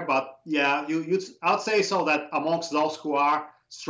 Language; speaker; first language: English; non-native, fluent; Russian